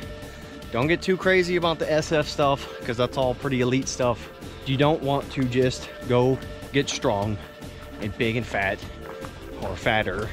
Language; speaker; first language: English; native; English